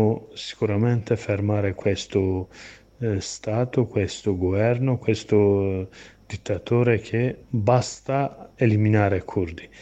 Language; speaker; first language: Italian; non-native, learner; Kurdish